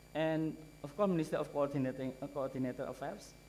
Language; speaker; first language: English; non-native, fluent; Indonesian